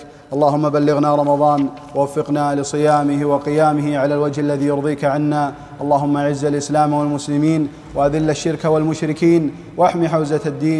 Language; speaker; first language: Arabic; native; Arabic